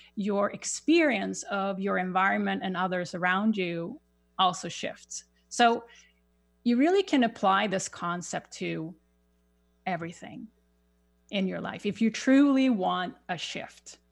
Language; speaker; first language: English; non-native, fluent; Swedish